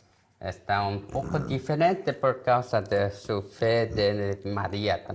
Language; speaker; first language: Spanish; non-native, learner; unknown